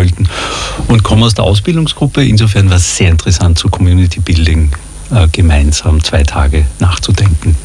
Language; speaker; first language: German; native; German